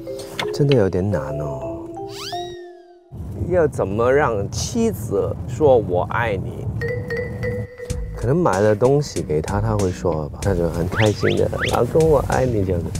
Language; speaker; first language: Chinese; non-native, local second language; Cantonese